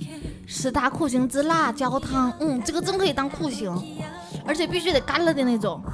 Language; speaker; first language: Chinese; native; Chinese